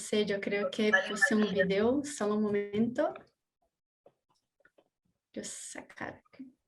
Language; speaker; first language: Spanish; non-native, learner; Portuguese